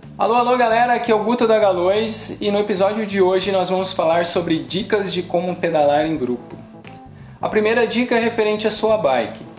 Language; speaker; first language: Portuguese; native; Portuguese